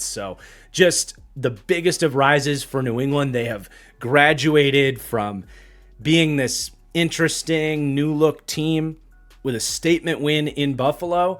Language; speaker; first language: English; native; English